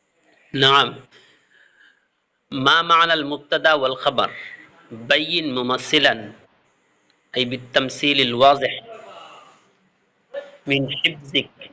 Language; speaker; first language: Arabic; non-native, fluent; Bangla